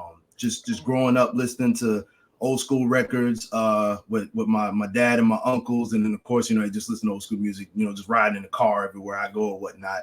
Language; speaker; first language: English; native; English